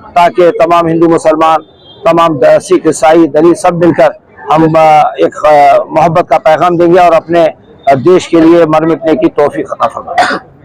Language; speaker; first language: Urdu; native; Urdu